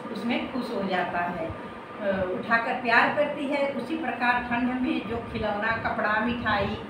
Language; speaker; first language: Hindi; native; Hindi